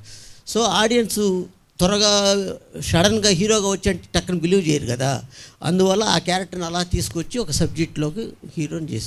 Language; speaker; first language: Telugu; native; Telugu